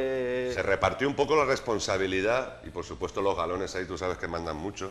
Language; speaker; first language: Spanish; native; Spanish